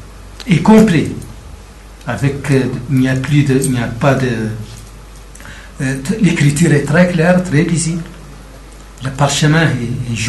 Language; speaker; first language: French; non-native, local second language; Arabic